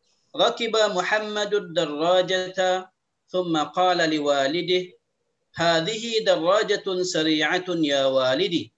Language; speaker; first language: Arabic; non-native, fluent; Indonesian